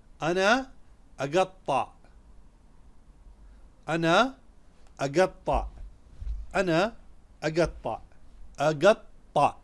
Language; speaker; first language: Arabic; non-native, fluent; Urdu